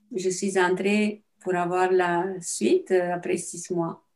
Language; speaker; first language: French; non-native, fluent; Romanian